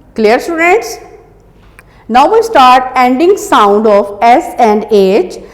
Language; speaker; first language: English; non-native, local second language; Urdu